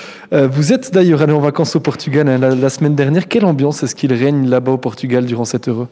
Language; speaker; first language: French; native; French